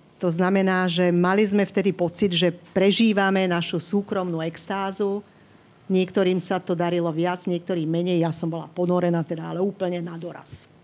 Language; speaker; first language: Slovak; native; Slovak